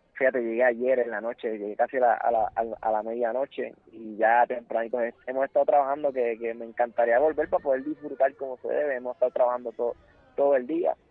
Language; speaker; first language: Spanish; native; Spanish